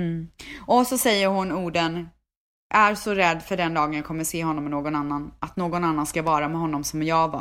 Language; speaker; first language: Swedish; native; Swedish